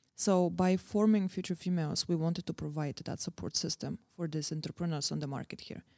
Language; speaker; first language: English; non-native, fluent; Bulgarian